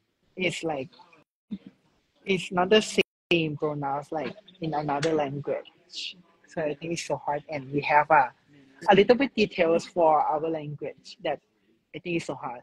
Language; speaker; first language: English; non-native, learner; Thai